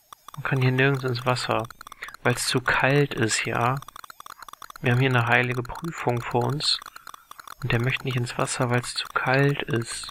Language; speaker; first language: German; native; German